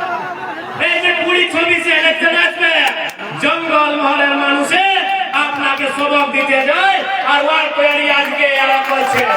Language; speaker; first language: Bangla; non-native, local second language; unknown